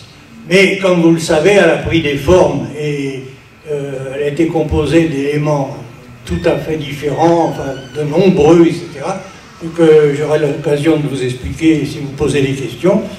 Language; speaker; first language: French; native; French